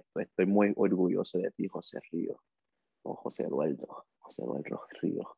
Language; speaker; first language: Spanish; early bilingual, heritage; Spanish